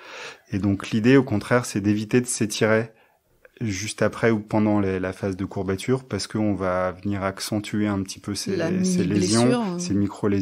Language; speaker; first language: French; native; French